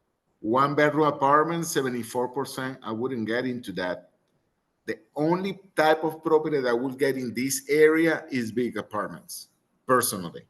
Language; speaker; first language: English; non-native, fluent; Spanish